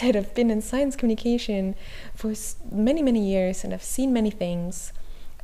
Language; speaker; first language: English; non-native, fluent; German